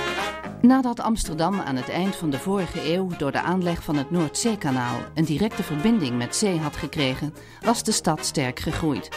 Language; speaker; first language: Dutch; native; Dutch